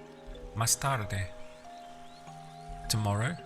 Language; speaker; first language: Spanish; non-native, fluent; English